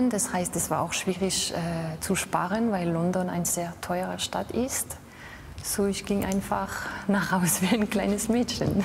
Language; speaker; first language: German; non-native, fluent; French